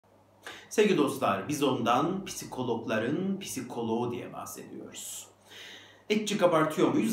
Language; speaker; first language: Turkish; native; Turkish